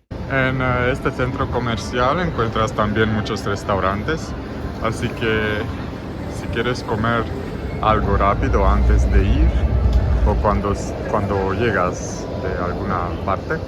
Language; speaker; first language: Spanish; non-native, fluent; German